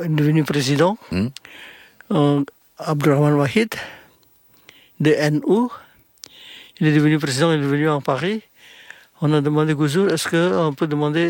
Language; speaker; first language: French; non-native, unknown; Indonesian